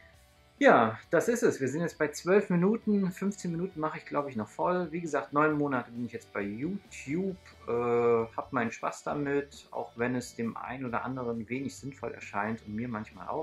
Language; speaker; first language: German; native; German